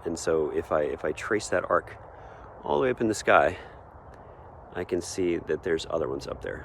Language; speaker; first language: English; native; English